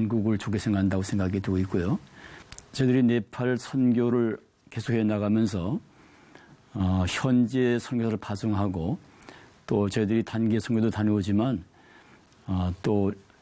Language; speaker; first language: Korean; native; Korean